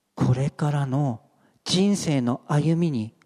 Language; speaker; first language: Japanese; native; Japanese